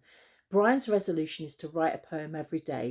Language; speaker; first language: English; native; English